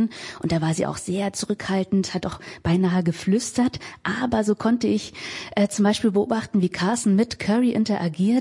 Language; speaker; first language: German; native; German